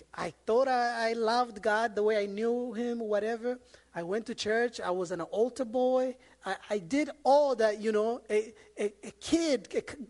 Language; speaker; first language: English; non-native, local second language; Kinyarwanda